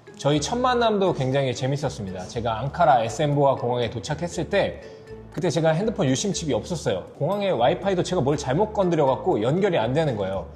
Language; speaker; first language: Korean; native; Korean